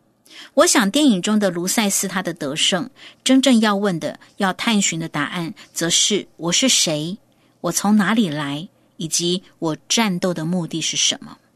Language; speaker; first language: Chinese; native; Chinese